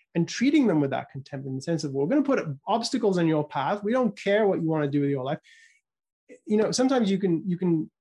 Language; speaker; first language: English; native; English